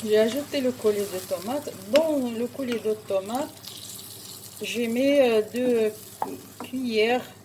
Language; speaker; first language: French; non-native, local second language; Arabic